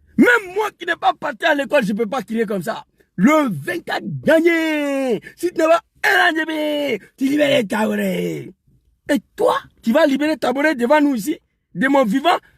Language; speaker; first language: French; non-native, local second language; Dyula